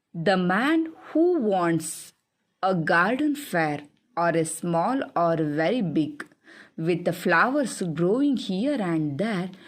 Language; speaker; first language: English; non-native, local second language; Kannada